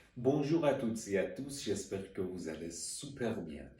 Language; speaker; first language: French; non-native, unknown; Persian